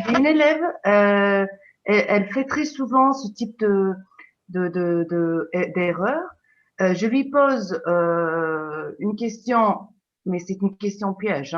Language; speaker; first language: French; non-native, fluent; Turkish